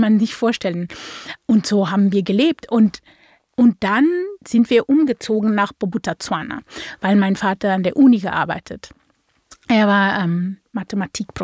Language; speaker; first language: German; non-native, fluent; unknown